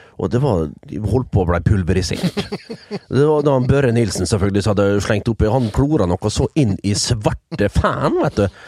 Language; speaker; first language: Norwegian; early bilingual, other home language; Dutch